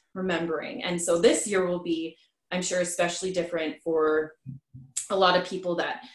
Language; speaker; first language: English; native; English